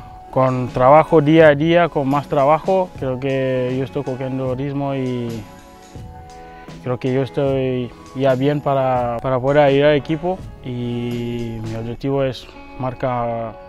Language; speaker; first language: Spanish; non-native, learner; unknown